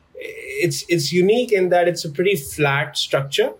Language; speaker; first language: English; non-native, local second language; Hindi